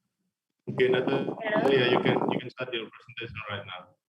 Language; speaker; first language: English; non-native, learner; Indonesian